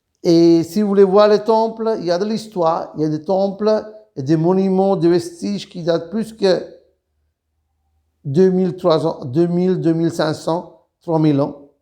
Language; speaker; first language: French; non-native, fluent; Sinhala